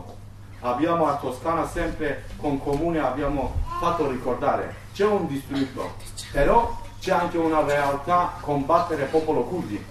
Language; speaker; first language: Italian; non-native, learner; Turkish